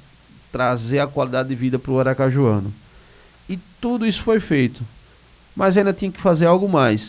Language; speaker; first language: Portuguese; native; Portuguese